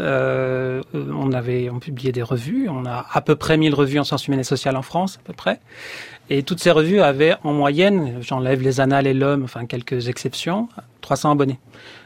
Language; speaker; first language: French; native; French